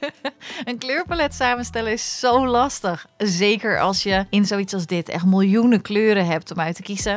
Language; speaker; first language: Dutch; native; Dutch